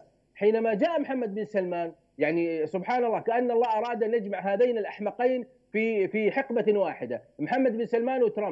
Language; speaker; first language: Arabic; native; Arabic